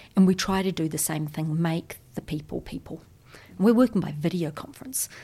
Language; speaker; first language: English; native; English